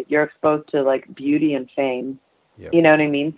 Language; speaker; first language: English; early bilingual, other home language; Polish